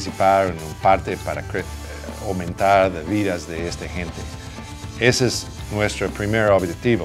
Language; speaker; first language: Spanish; non-native, learner; English